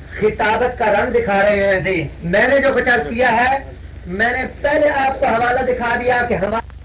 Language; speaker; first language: Urdu; non-native, local second language; Punjabi